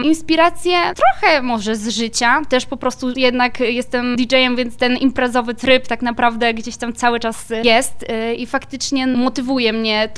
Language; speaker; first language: Polish; native; Polish